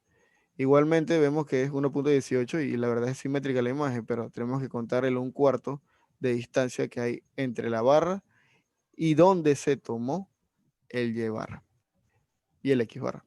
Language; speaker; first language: Spanish; native; Spanish